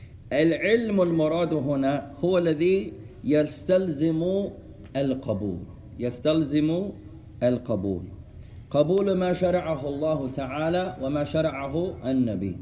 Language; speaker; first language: Arabic; non-native, fluent; English